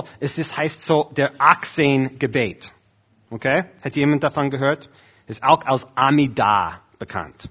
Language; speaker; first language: German; non-native, fluent; English